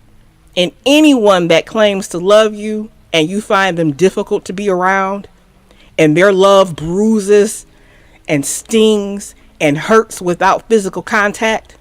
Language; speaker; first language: English; native; English